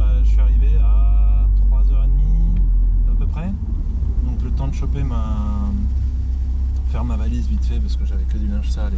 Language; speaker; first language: French; native; French